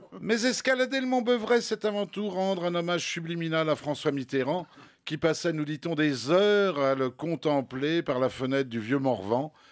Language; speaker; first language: French; native; French